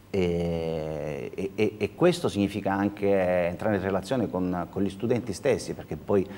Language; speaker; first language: Italian; native; Italian